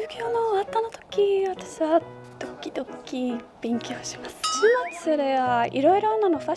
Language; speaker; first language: Japanese; non-native, learner; Swedish